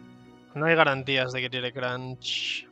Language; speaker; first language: Spanish; native; Spanish